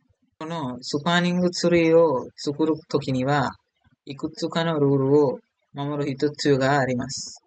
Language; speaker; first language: Japanese; non-native, learner; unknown